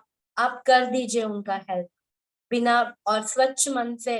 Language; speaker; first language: Hindi; native; Hindi